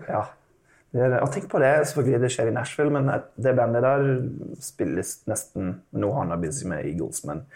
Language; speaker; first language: Swedish; non-native, fluent; English